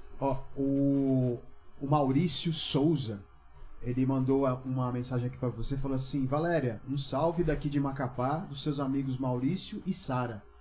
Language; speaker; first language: Portuguese; native; Portuguese